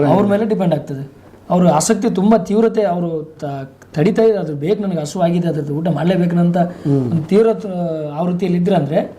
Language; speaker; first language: Kannada; native; Kannada